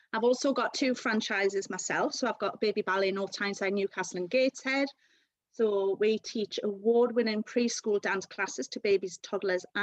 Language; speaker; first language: English; native; English